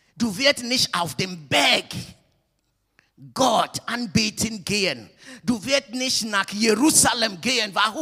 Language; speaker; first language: German; non-native, fluent; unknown